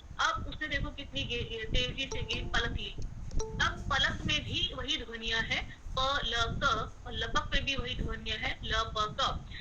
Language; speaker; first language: Hindi; native; Hindi